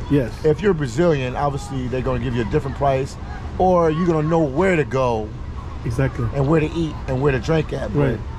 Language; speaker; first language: English; native; English